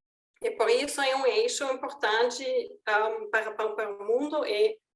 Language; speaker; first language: Portuguese; non-native, fluent; German